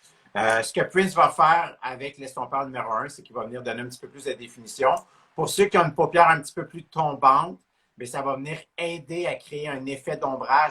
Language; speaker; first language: French; native; French